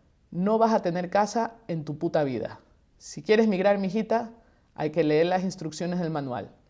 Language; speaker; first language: Spanish; native; Spanish